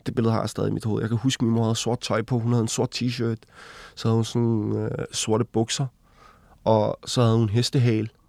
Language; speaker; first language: Danish; early bilingual, other home language; Arabic